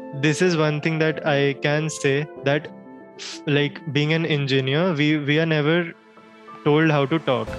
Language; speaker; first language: English; non-native, local second language; Hindi